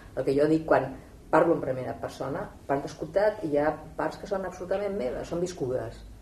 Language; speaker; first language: Catalan; non-native, local second language; Spanish